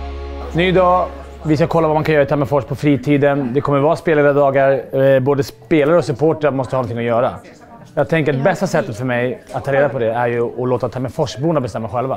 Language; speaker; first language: Swedish; native; Swedish